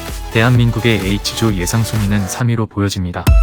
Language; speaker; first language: Korean; native; Korean